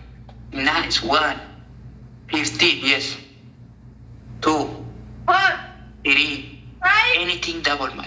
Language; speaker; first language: English; non-native, learner; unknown